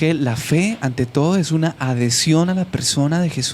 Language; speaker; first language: Spanish; native; Spanish